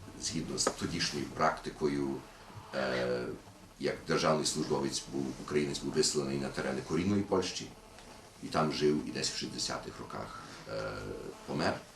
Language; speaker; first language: Ukrainian; early bilingual, heritage; Ukrainian